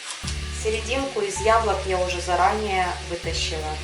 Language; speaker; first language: Russian; native; Russian